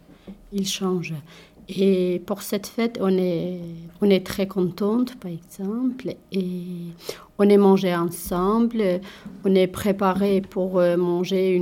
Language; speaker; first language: French; non-native, learner; Albanian